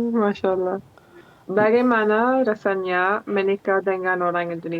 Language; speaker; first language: Indonesian; non-native, learner; English